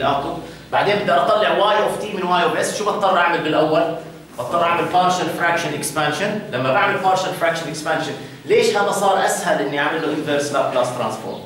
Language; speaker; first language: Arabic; native; Arabic